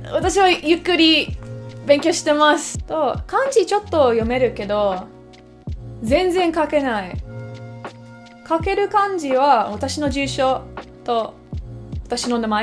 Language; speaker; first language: Japanese; non-native, learner; English